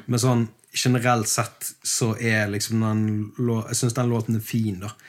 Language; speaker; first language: Norwegian; native; Norwegian